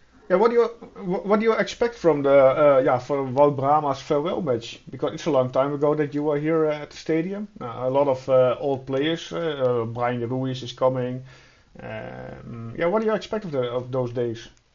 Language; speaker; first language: English; non-native, fluent; Dutch